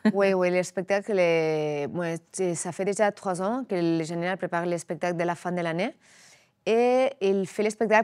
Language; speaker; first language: French; non-native, learner; Spanish